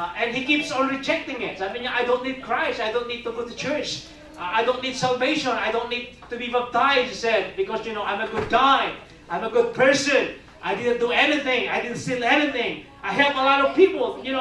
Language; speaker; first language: English; non-native, local second language; Filipino